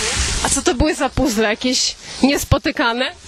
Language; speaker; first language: Polish; native; Polish